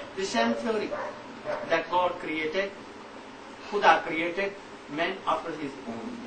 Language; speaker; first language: English; non-native, local second language; Hindi